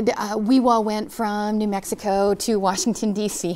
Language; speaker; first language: English; native; English